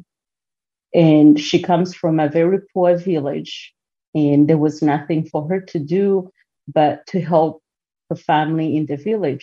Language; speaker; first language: English; non-native, local second language; Kinyarwanda